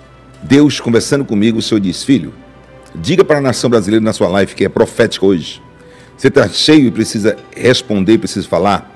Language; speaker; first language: Portuguese; native; Portuguese